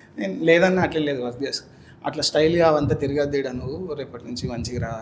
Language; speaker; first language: Telugu; native; Telugu